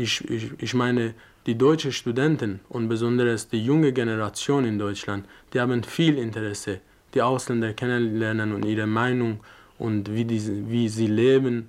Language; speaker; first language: German; non-native, learner; Persian